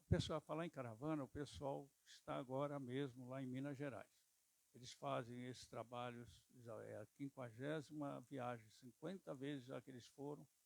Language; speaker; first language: Portuguese; native; Portuguese